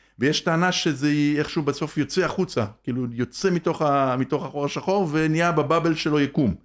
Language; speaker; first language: Hebrew; native; Hebrew